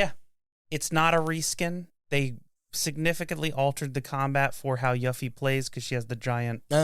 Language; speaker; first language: English; native; English